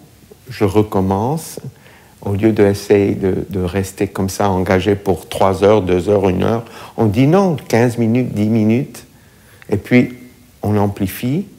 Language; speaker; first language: French; non-native, fluent; English